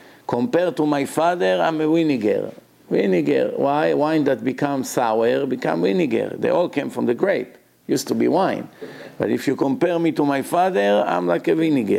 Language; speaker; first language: English; non-native, fluent; Hebrew